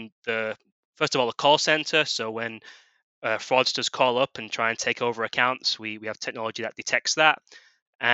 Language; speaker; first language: English; native; English